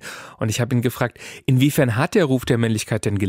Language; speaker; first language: German; native; German